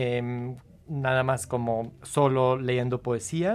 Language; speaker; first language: Spanish; non-native, fluent; English